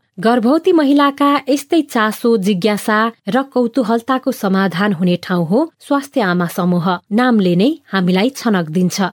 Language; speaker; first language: Nepali; native; Nepali